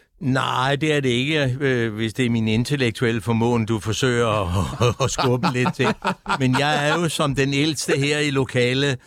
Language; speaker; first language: Danish; native; Danish